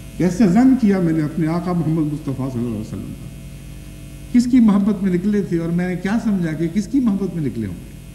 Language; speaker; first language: Urdu; non-native, local second language; Punjabi